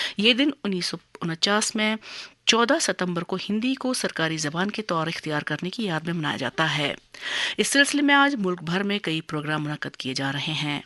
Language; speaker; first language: Urdu; non-native, local second language; Kashmiri